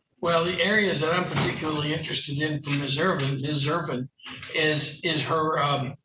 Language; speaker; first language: English; native; English